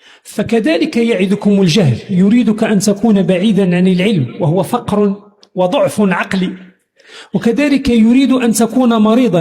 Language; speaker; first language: Arabic; native; Arabic